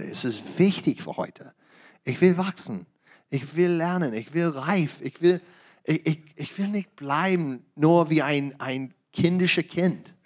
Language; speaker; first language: German; non-native, learner; English